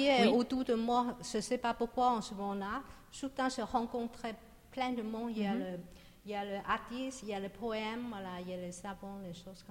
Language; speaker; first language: French; non-native, learner; Chinese